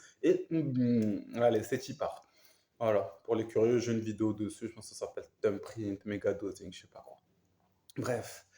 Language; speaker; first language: French; native; French